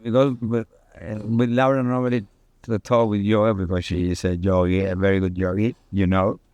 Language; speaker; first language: English; non-native, learner; Spanish